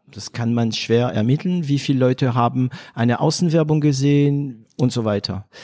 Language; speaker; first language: German; non-native, fluent; French